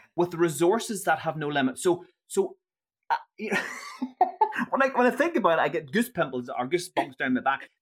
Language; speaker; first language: English; native; English